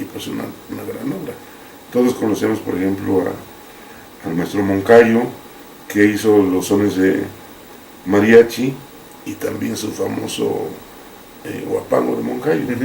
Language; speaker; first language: Spanish; native; Spanish